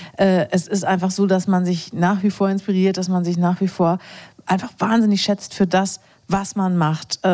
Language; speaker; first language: German; native; German